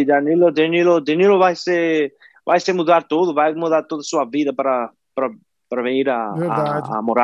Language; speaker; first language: Portuguese; non-native, fluent; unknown